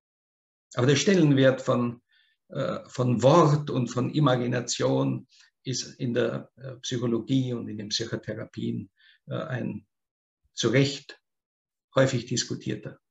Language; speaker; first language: German; native; German